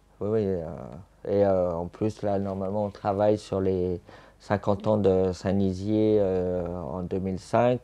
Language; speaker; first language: French; native; French